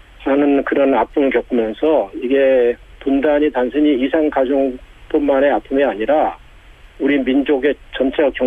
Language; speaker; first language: Korean; native; Korean